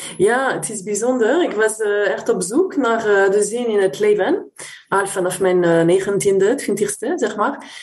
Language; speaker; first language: Dutch; non-native, fluent; French